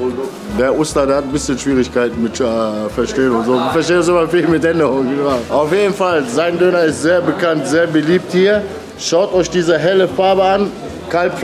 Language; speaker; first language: German; native; German